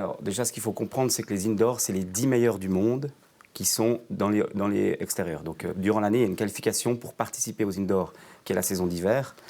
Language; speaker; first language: French; native; French